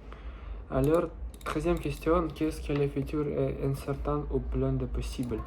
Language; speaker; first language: French; non-native, learner; Russian